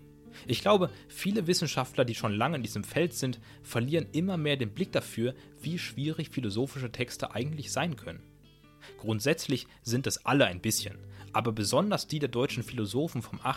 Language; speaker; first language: German; native; German